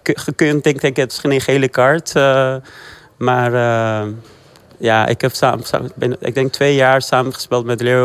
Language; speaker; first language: Dutch; early bilingual, other home language; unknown